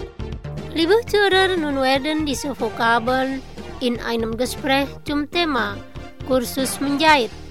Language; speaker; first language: German; non-native, fluent; Indonesian